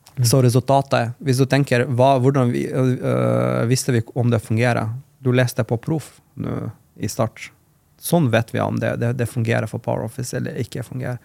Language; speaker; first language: Norwegian; non-native, fluent; Macedonian